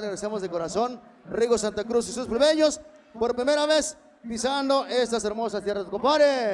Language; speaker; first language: Spanish; native; Spanish